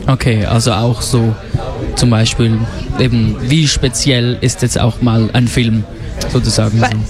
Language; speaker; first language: German; native; German